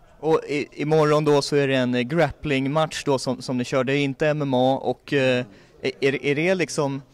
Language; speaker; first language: Swedish; native; Swedish